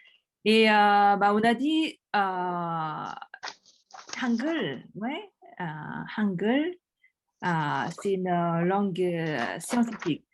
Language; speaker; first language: French; early bilingual, other home language; Korean